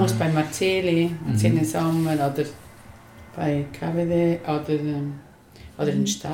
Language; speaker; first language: German; non-native, learner; Spanish